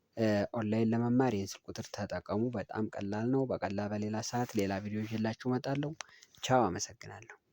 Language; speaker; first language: Amharic; native; Amharic